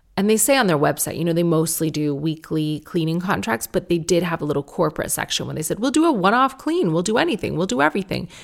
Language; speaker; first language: English; native; English